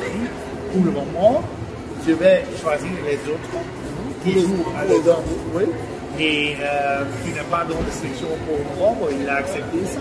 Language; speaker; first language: French; non-native, fluent; Dutch